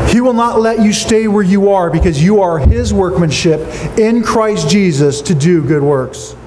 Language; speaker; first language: English; native; English